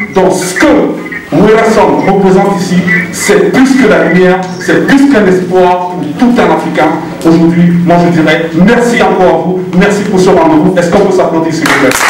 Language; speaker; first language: French; non-native, local second language; Lingala